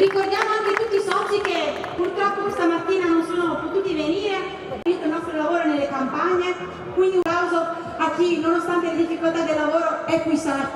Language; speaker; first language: Italian; native; Italian